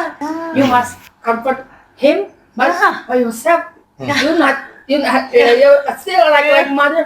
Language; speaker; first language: English; non-native, learner; Indonesian